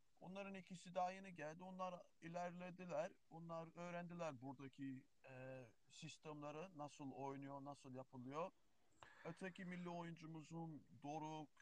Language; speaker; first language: Turkish; early bilingual, heritage; Turkish